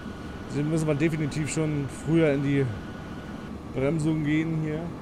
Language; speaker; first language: German; native; German